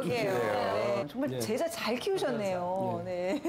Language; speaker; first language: Korean; native; Korean